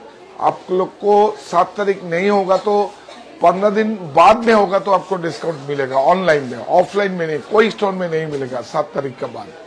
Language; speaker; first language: Hindi; non-native, local second language; Bangla